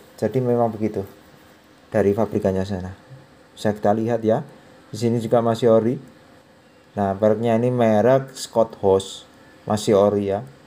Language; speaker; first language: Indonesian; non-native, local second language; Javanese